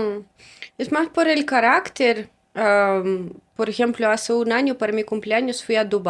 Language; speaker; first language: Spanish; non-native, fluent; Russian